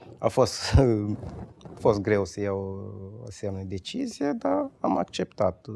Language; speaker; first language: Romanian; non-native, fluent; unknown